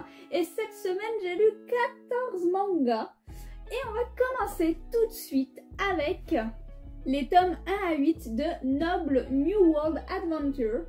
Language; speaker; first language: French; native; French